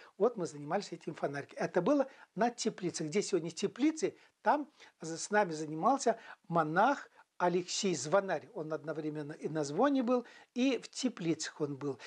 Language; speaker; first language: Russian; non-native, local second language; Chuvash